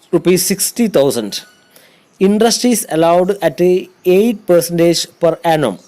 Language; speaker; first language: English; non-native, local second language; Malayalam